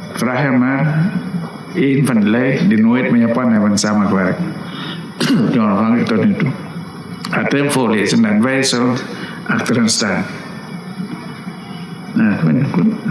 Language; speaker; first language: Dutch; non-native, local second language; Minangkabau